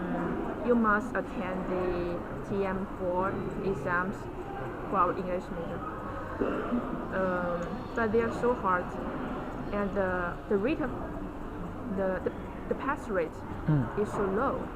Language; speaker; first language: English; non-native, learner; Chinese